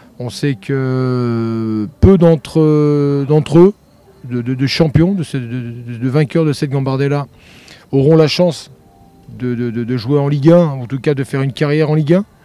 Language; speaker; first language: French; native; French